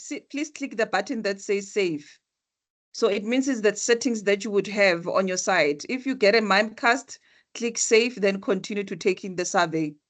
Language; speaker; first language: English; non-native, local second language; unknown